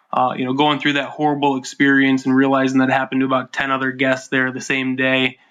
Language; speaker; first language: English; native; English